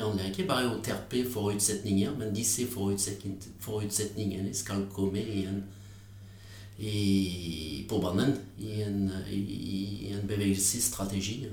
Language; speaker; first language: Norwegian; non-native, fluent; French